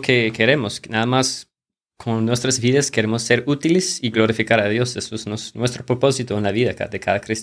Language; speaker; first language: Spanish; non-native, fluent; English